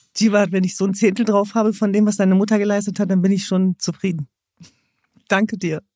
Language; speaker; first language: German; early bilingual, other home language; Kurdish